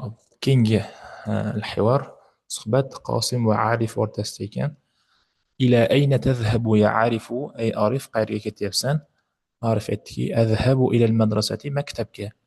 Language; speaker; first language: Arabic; non-native, fluent; Uzbek